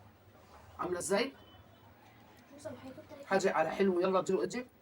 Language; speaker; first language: Arabic; native; Arabic